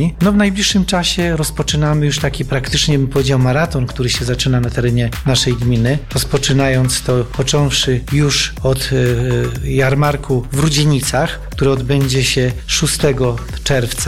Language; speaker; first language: Polish; native; Polish